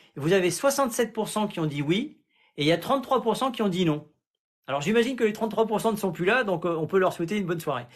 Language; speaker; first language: French; native; French